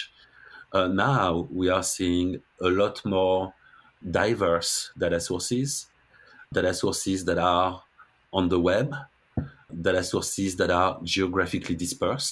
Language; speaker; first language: English; non-native, fluent; French